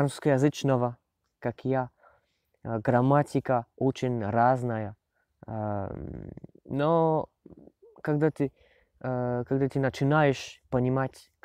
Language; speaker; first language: Russian; non-native, learner; French